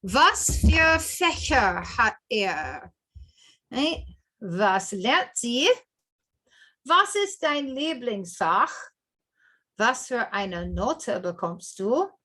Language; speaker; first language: German; non-native, fluent; English